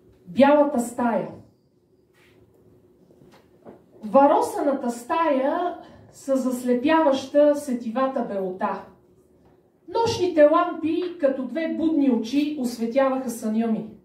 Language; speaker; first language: Bulgarian; native; Bulgarian